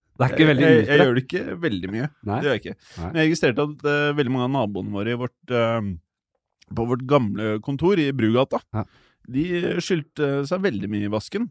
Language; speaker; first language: Norwegian; native; Norwegian